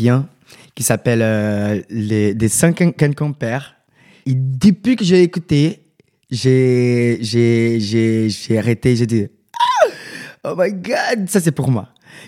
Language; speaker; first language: French; non-native, learner; Portuguese